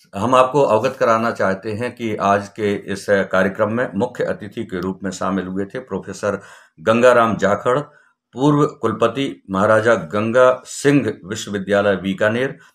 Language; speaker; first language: Hindi; native; Hindi